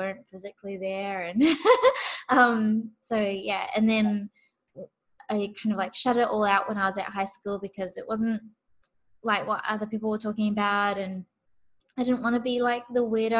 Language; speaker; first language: English; native; English